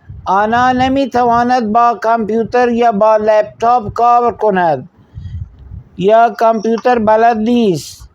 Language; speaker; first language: Persian; non-native, fluent; Urdu